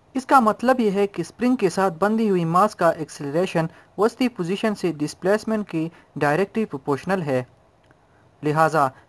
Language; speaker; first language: Urdu; non-native, local second language; Pashto